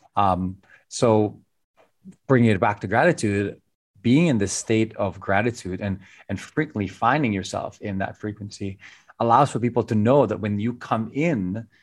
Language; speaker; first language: English; non-native, local second language; Filipino